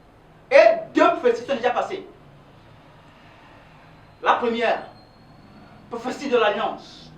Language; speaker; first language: French; non-native, local second language; Ewe